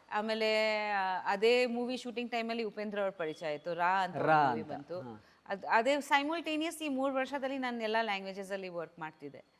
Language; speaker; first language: Kannada; non-native, fluent; Bangla